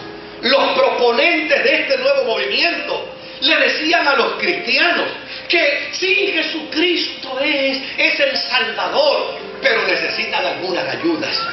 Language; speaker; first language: Spanish; native; Spanish